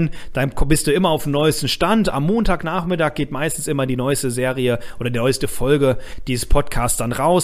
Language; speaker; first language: German; native; German